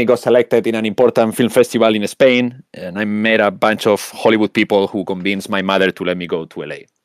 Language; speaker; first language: English; non-native, fluent; Spanish